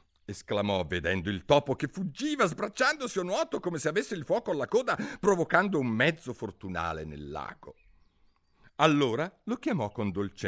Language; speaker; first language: Italian; native; Italian